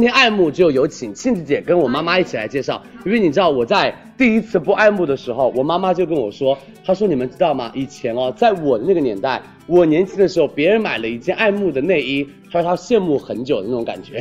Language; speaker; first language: Chinese; native; Chinese